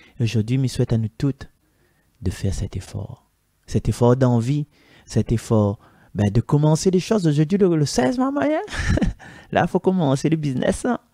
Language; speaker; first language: French; non-native, local second language; Malagasy